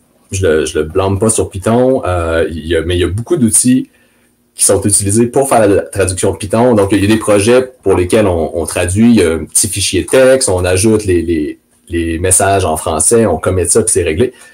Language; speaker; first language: French; native; French